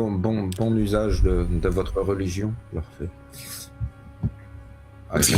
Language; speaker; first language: French; native; French